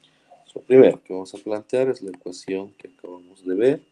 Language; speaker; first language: Spanish; native; Spanish